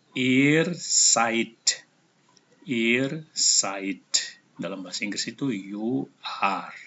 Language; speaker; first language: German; non-native, fluent; Indonesian